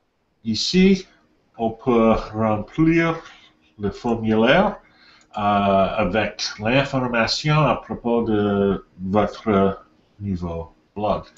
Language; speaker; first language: French; non-native, learner; English